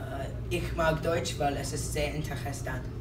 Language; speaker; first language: German; non-native, learner; English